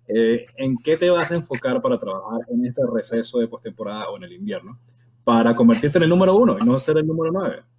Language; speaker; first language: Spanish; native; Spanish